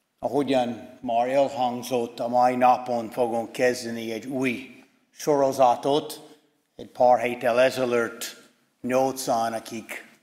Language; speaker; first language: Hungarian; non-native, fluent; English